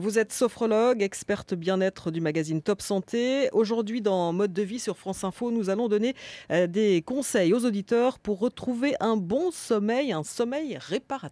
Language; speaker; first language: French; native; French